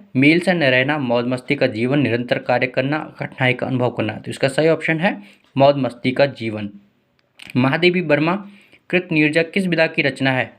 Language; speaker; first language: Hindi; native; Hindi